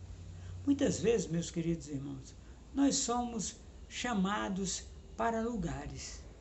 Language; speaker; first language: Portuguese; native; Portuguese